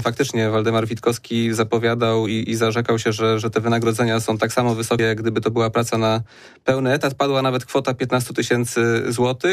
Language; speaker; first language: Polish; native; Polish